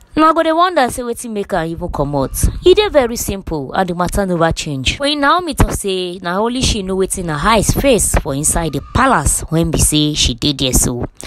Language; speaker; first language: Nigerian Pidgin; non-native, local second language; Yoruba